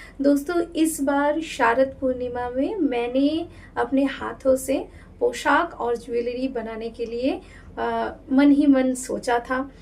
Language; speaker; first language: Hindi; non-native, local second language; Bangla